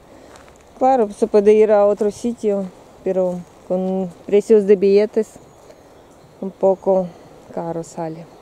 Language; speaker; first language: Spanish; non-native, learner; Russian